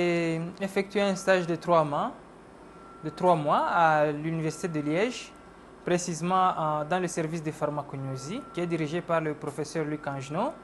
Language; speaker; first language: French; non-native, local second language; Kinyarwanda